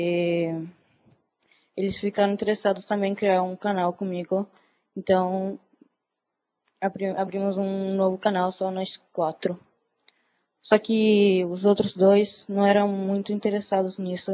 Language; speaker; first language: Portuguese; early bilingual, other home language; Italian